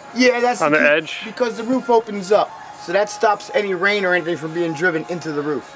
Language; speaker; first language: English; native; English